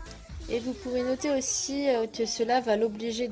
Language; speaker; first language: French; native; French